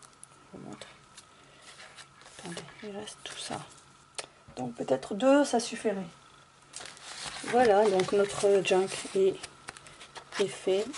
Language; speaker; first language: French; native; French